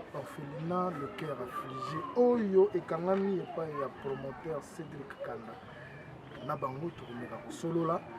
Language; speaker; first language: Lingala; native; Lingala